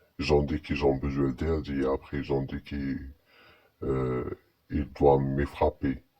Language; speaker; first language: French; non-native, learner; Arabic